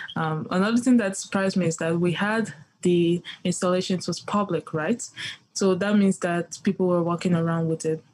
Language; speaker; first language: English; early bilingual, other home language; Yoruba